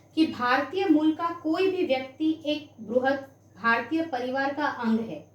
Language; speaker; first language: Hindi; non-native, local second language; Gujarati